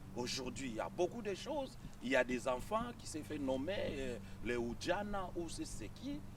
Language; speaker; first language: French; non-native, local second language; Lingala